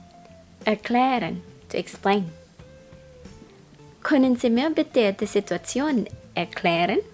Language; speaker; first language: German; non-native, fluent; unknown